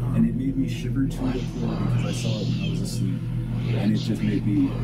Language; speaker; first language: English; native; English